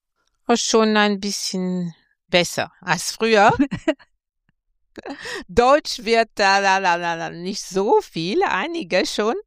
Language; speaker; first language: German; non-native, fluent; French